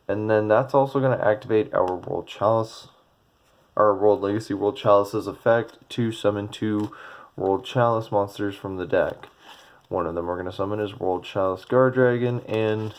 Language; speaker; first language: English; native; English